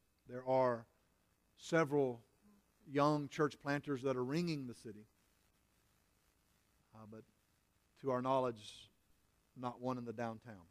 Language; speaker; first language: English; native; English